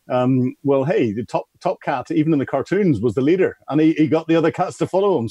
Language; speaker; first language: English; native; English